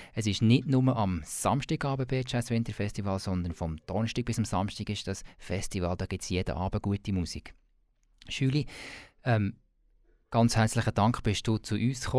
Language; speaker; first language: German; native; German